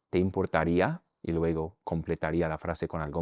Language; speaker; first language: Spanish; non-native, fluent; English